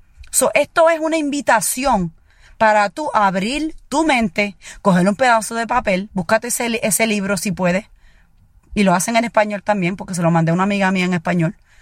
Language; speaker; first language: Spanish; early bilingual, heritage; Spanish